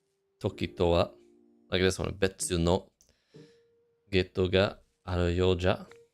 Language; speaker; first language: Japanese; non-native, fluent; English